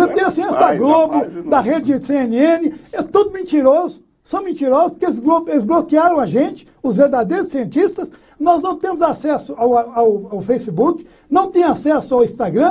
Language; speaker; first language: Portuguese; native; Portuguese